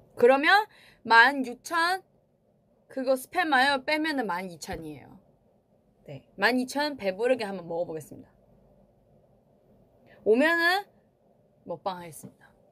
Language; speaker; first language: Korean; non-native, fluent; Chinese